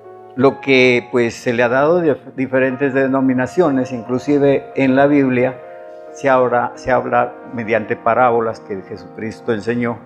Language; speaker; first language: Spanish; native; Spanish